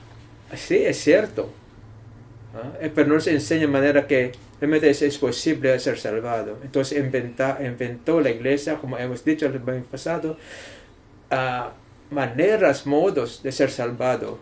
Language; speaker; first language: Spanish; non-native, learner; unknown